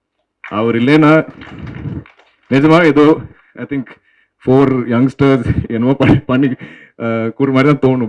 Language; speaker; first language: Tamil; non-native, local second language; Malayalam